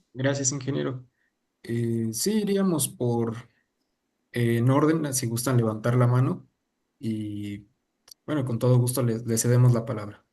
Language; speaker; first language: Spanish; native; Spanish